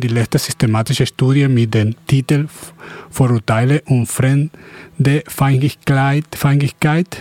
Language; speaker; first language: German; non-native, fluent; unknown